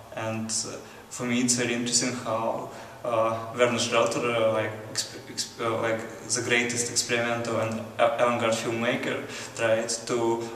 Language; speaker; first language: English; non-native, fluent; Russian